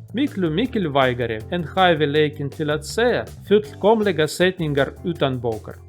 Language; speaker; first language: Icelandic; non-native, learner; Russian